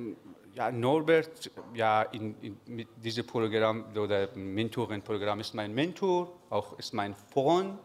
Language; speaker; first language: German; non-native, learner; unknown